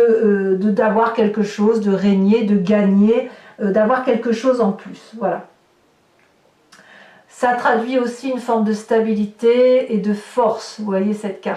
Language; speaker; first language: French; native; French